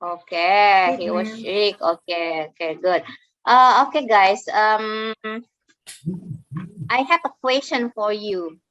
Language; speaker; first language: English; non-native, fluent; Indonesian